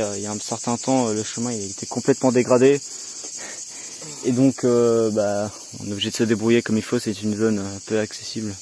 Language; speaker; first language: French; native; French